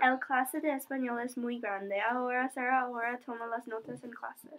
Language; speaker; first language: Spanish; non-native, learner; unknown